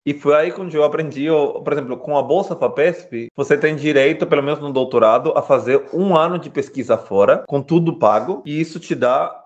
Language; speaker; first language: Portuguese; non-native, fluent; Spanish